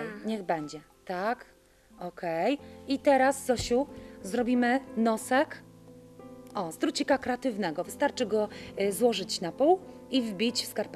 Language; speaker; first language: Polish; native; Polish